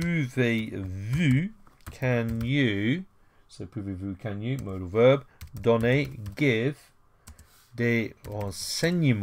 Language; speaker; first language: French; non-native, fluent; English